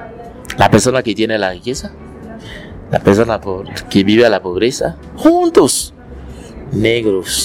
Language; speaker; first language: Spanish; non-native, learner; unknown